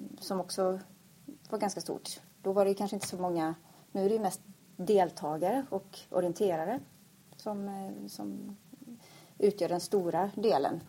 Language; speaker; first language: Swedish; native; Swedish